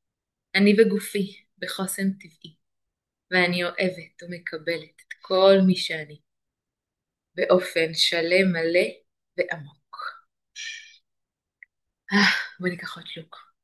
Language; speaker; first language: Hebrew; native; Hebrew